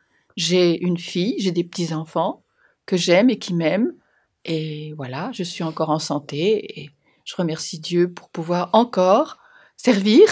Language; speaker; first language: French; native; French